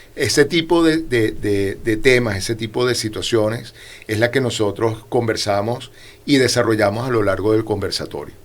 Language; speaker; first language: Spanish; native; Spanish